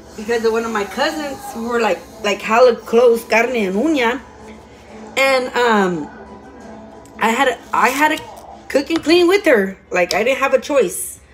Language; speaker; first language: English; early bilingual, other home language; Spanish